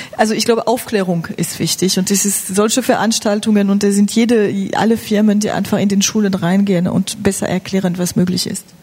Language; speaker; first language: German; non-native, fluent; French